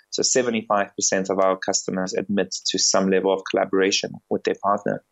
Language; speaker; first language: English; early bilingual, other home language; Bulgarian